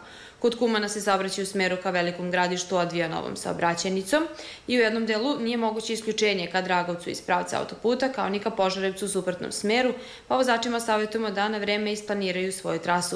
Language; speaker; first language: Serbian; native; Serbian